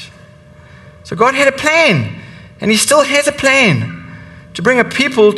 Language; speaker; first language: English; native; English